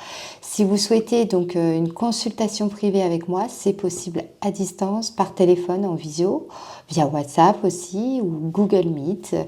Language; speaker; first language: French; native; French